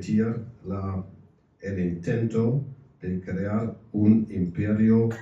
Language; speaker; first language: Spanish; non-native, fluent; German